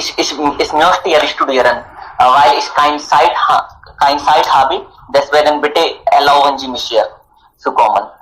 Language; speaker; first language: German; non-native, learner; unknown